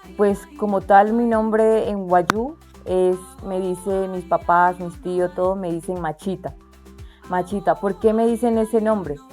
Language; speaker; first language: Spanish; non-native, local second language; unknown